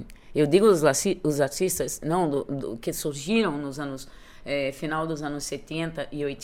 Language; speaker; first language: Spanish; non-native, learner; Portuguese